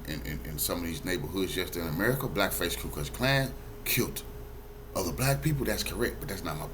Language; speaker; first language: English; native; English